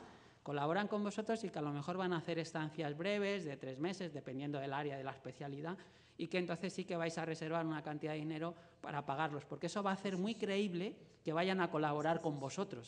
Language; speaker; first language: Spanish; native; Spanish